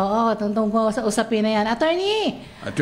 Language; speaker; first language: Filipino; native; Filipino